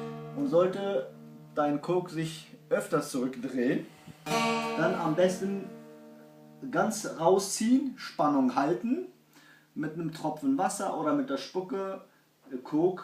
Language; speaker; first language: German; non-native, fluent; Kurdish